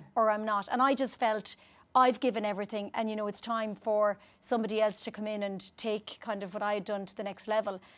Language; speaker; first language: English; native; English